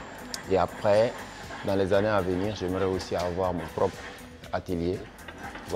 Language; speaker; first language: French; non-native, fluent; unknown